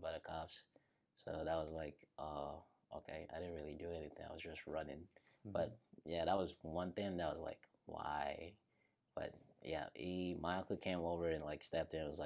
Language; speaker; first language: English; non-native, local second language; Yoruba